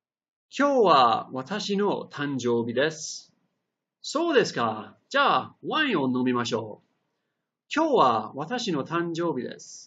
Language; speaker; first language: Japanese; non-native, fluent; English